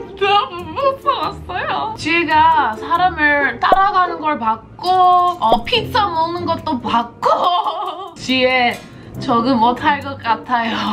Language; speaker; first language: Korean; non-native, fluent; English